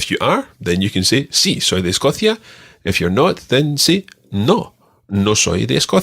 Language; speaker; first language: Spanish; non-native, fluent; English